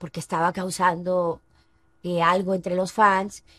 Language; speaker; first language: Spanish; native; Spanish